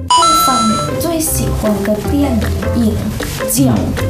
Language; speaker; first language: Chinese; non-native, fluent; Thai